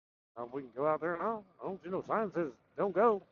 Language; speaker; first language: English; native; English